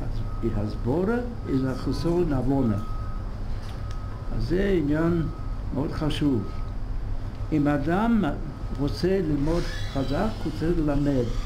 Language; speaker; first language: Hebrew; non-native, fluent; English